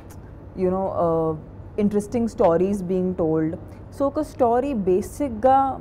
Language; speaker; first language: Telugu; non-native, fluent; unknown